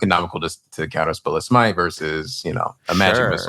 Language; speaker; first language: English; native; English